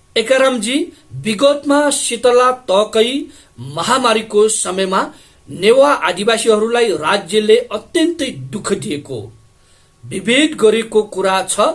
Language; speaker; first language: Nepali; non-native, local second language; Newari